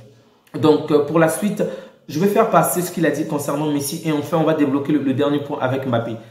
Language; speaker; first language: French; native; French